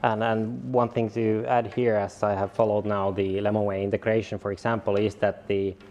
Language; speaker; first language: English; non-native, fluent; Finnish